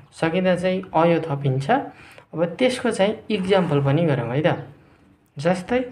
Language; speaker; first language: Nepali; native; Nepali